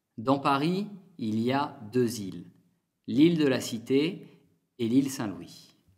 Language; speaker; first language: French; native; French